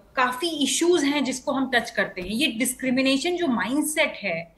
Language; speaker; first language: Hindi; non-native, local second language; Bangla